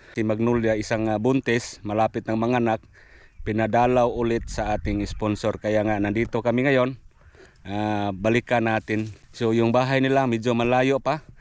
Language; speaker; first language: Filipino; native; Filipino